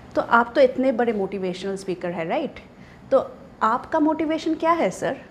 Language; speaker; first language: Hindi; non-native, local second language; Bangla